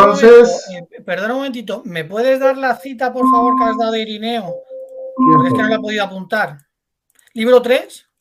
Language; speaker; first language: Spanish; native; Spanish